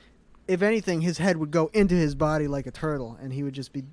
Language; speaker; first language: English; native; English